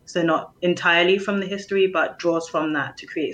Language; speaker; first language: English; native; English